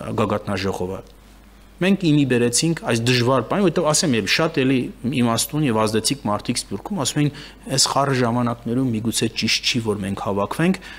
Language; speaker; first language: Armenian; early bilingual, heritage; Armenian